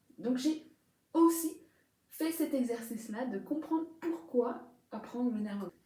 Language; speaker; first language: French; native; French